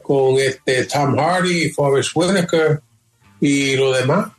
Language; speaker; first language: Spanish; early bilingual, heritage; Spanish